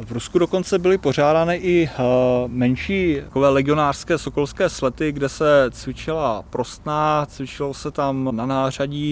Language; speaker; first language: Czech; native; Czech